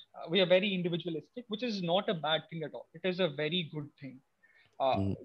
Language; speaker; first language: English; non-native, local second language; Odia